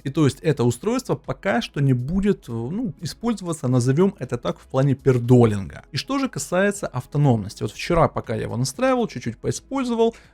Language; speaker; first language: Russian; native; Russian